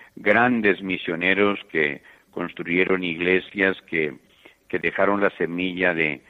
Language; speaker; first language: Spanish; native; Spanish